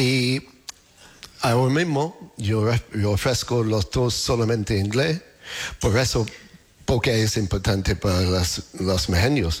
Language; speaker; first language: Spanish; non-native, learner; English